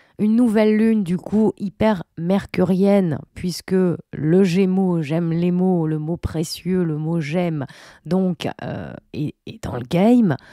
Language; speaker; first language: French; native; French